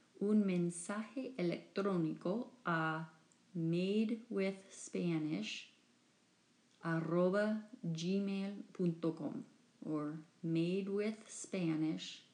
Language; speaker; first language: Spanish; non-native, fluent; English